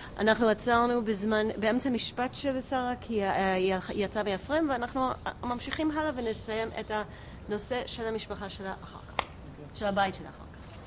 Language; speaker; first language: Hebrew; native; Hebrew